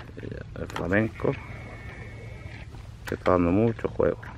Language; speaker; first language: Spanish; native; Spanish